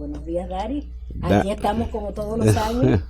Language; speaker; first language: Spanish; native; Spanish